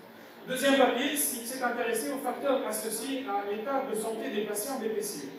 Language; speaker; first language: French; non-native, local second language; Arabic